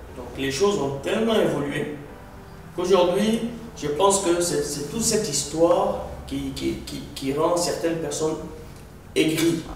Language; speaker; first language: French; non-native, local second language; Arabic